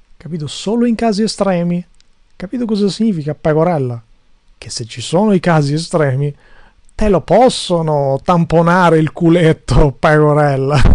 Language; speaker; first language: Italian; non-native, fluent; Albanian